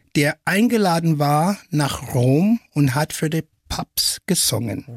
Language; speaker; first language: German; non-native, fluent; English